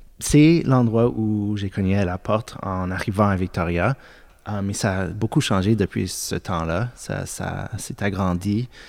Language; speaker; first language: French; non-native, local second language; English